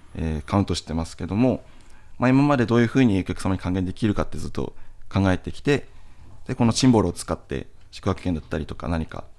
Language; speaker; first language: Japanese; native; Japanese